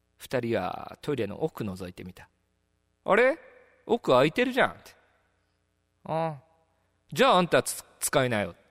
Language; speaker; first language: Japanese; native; Japanese